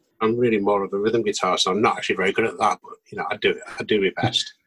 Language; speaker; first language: English; native; English